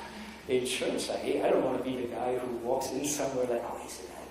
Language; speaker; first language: English; non-native, fluent; German